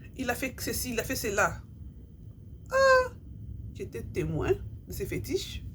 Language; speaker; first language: French; non-native, local second language; Lingala